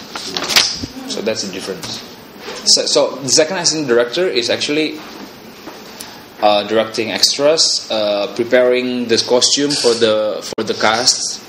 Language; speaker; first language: English; non-native, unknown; Indonesian